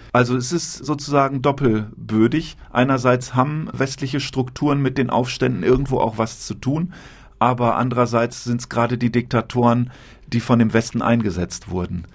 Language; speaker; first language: German; native; German